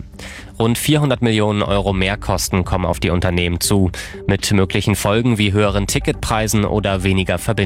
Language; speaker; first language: German; native; German